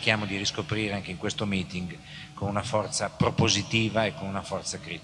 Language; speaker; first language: Italian; native; Italian